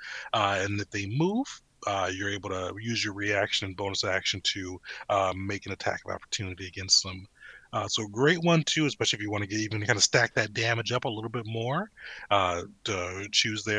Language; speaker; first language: English; native; English